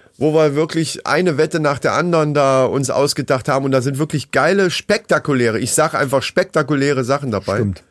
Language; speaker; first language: German; native; German